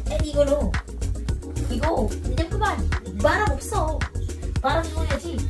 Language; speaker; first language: Korean; non-native, learner; Filipino